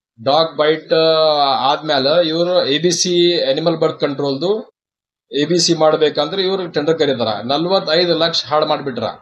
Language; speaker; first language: Kannada; non-native, local second language; Urdu